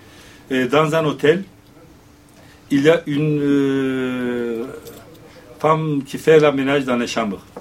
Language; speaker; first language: French; non-native, fluent; Kurdish